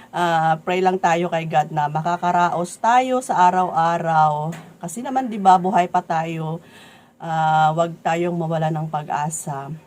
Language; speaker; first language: Filipino; non-native, local second language; Cebuano